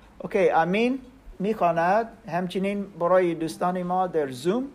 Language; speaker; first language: Persian; non-native, learner; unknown